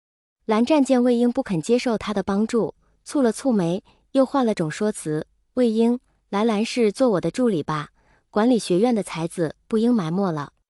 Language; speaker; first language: Chinese; native; Chinese